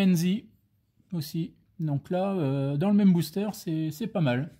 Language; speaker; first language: French; native; French